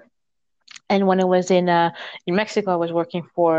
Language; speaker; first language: English; non-native, fluent; French